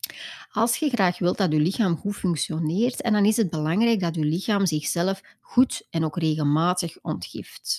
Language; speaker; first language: Dutch; native; Dutch